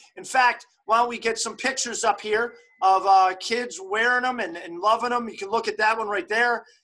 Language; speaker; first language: English; early bilingual, other home language; German